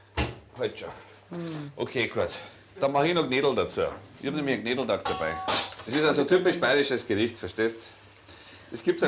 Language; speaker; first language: German; native; German